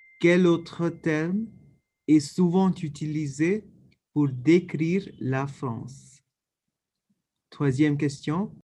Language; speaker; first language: French; non-native, fluent; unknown